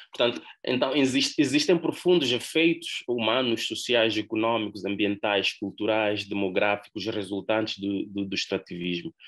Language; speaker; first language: Portuguese; native; Portuguese